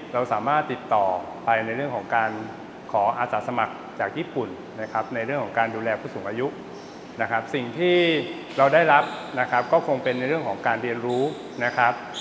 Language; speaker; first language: Thai; native; Thai